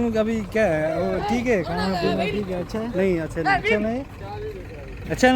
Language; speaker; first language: Hindi; non-native, learner; Tamil